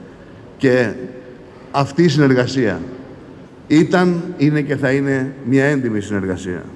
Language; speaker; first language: Greek; native; Greek